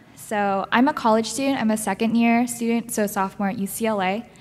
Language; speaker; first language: English; non-native, fluent; Romanian